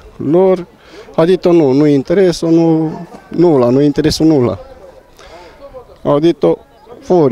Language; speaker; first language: Italian; non-native, learner; Romanian